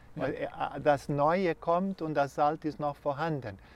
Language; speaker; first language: German; non-native, fluent; Portuguese